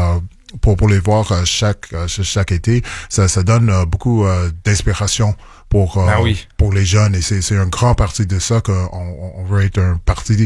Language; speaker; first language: French; non-native, local second language; English